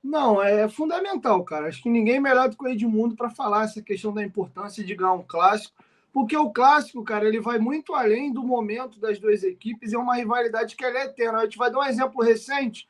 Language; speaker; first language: Portuguese; native; Portuguese